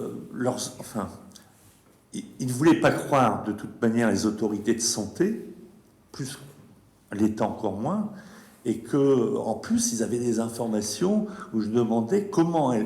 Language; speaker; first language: French; native; French